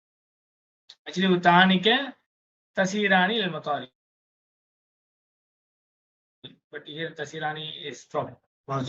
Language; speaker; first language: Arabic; non-native, fluent; Tamil